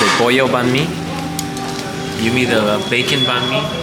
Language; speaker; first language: English; non-native, fluent; Spanish